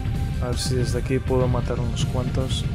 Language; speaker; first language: Spanish; native; Spanish